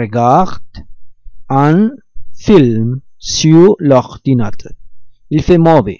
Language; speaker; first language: French; non-native, fluent; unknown